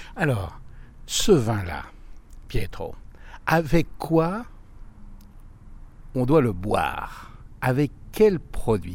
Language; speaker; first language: French; native; French